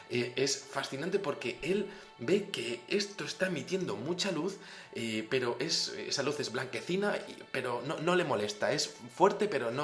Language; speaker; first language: Spanish; native; Spanish